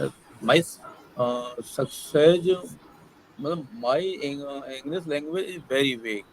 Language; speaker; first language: English; non-native, learner; Hindi